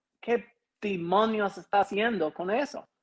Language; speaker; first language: Spanish; non-native, learner; English